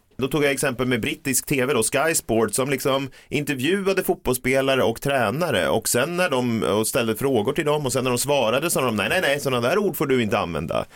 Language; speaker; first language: Swedish; native; Swedish